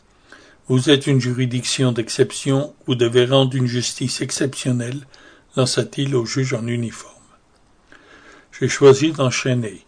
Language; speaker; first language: French; native; French